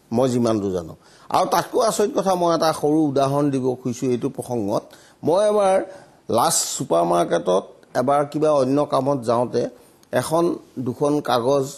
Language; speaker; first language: Assamese; native; Assamese